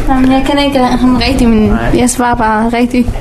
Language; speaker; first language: Danish; early bilingual, other home language; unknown